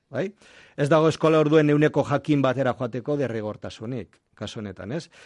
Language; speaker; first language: Basque; non-native, local second language; Spanish